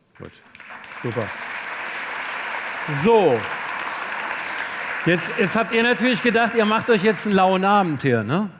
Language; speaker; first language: German; native; German